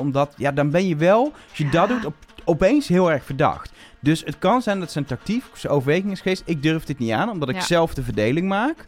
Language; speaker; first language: Dutch; native; Dutch